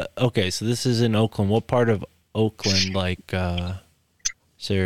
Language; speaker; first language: English; native; English